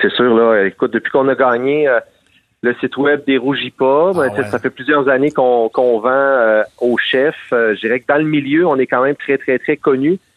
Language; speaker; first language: French; native; French